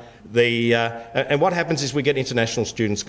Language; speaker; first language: English; native; English